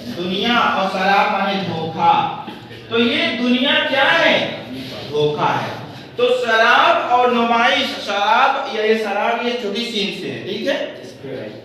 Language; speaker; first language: Urdu; native; Urdu